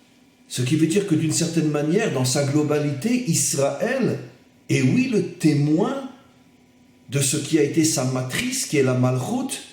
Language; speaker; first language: French; native; French